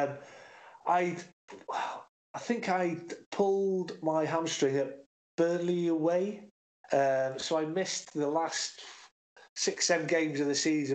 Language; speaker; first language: English; native; English